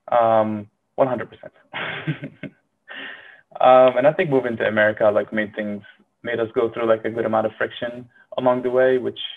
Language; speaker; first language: English; non-native, fluent; Arabic